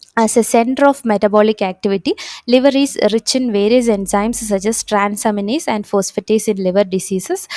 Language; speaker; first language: English; non-native, local second language; Malayalam